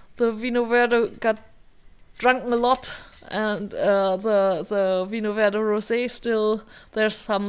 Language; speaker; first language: English; non-native, fluent; German